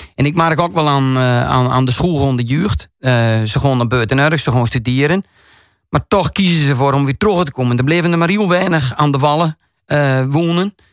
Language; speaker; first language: Dutch; native; Dutch